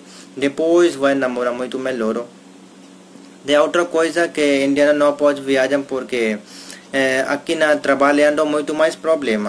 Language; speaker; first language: Portuguese; non-native, learner; Hindi